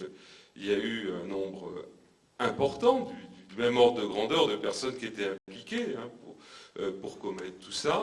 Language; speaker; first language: French; native; French